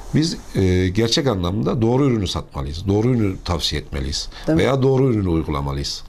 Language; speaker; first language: Turkish; native; Turkish